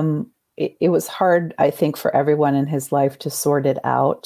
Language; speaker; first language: English; native; English